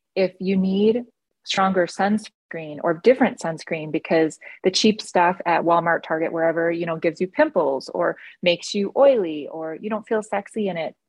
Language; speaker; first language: English; native; English